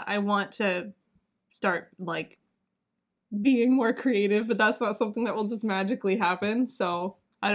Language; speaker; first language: English; native; English